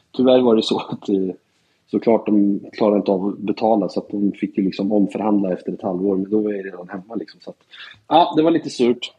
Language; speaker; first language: Swedish; native; Swedish